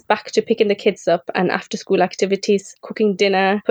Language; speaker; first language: English; native; English